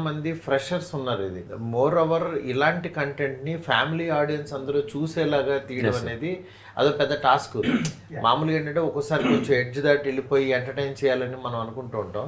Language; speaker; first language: Telugu; native; Telugu